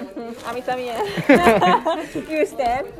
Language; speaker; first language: Spanish; non-native, learner; English